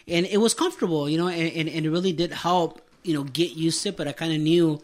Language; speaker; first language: English; native; English